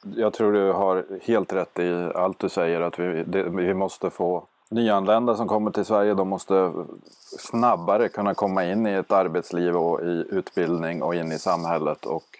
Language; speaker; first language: Swedish; native; Swedish